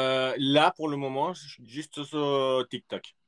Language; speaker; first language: French; early bilingual, other home language; Spanish